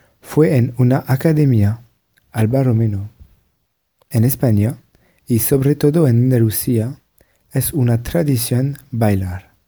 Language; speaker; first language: Spanish; non-native, learner; French